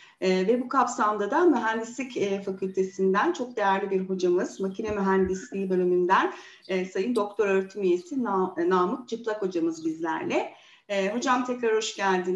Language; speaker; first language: Turkish; native; Turkish